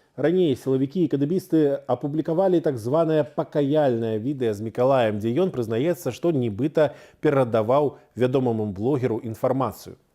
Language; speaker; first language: Belarusian; native; Belarusian